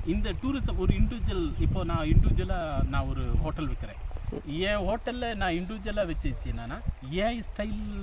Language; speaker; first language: Tamil; non-native, local second language; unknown